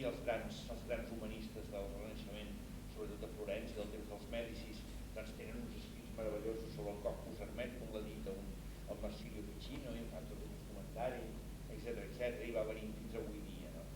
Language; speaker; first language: Catalan; native; Catalan